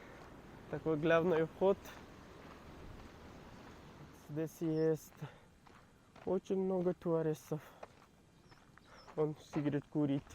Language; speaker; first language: Russian; non-native, learner; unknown